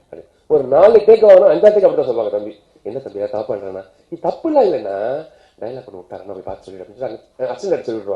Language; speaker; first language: Tamil; native; Tamil